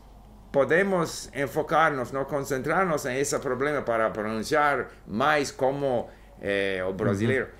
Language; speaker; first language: Portuguese; non-native, learner; English